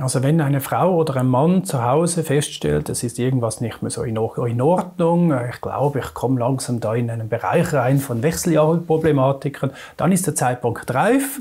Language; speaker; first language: German; native; German